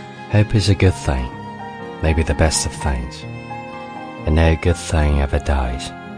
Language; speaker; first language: English; non-native, fluent; Chinese